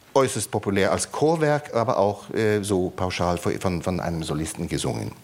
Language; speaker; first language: German; non-native, fluent; Norwegian